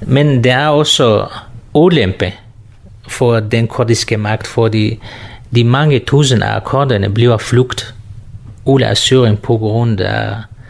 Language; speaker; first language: Danish; non-native, learner; Kurdish